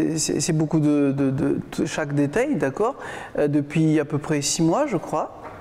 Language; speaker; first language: French; non-native, local second language; Malagasy